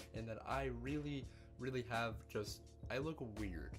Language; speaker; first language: English; native; English